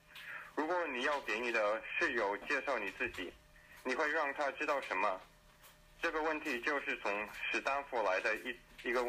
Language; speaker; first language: Chinese; early bilingual, heritage; Chinese